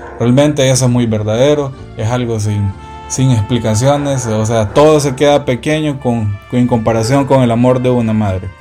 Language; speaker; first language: Spanish; native; Spanish